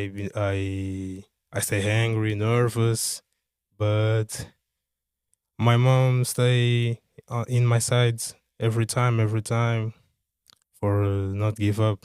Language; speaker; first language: English; non-native, learner; Portuguese